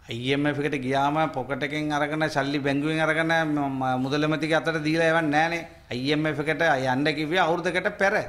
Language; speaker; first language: Sinhala; non-native, local second language; Tamil